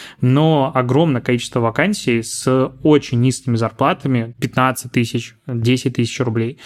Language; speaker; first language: Russian; native; Russian